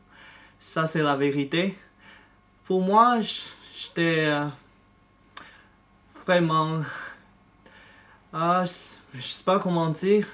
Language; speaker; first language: French; non-native, fluent; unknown